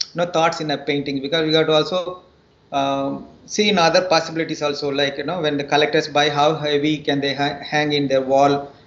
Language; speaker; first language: English; non-native, local second language; Tamil